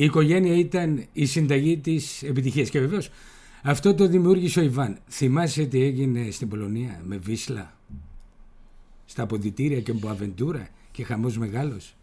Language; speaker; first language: Greek; native; Greek